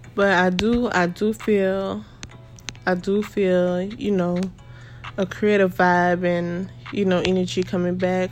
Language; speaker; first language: English; native; English